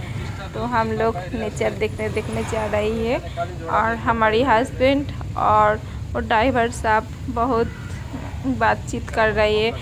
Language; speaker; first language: Hindi; non-native, local second language; Bangla